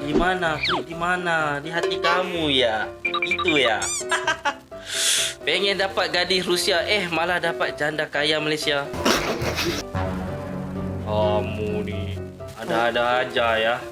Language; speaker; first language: Indonesian; non-native, fluent; Malay